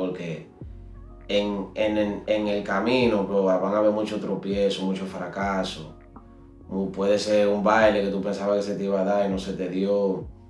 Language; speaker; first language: Spanish; early bilingual, heritage; Spanish